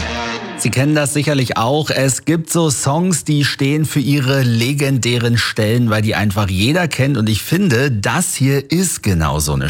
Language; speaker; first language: German; native; German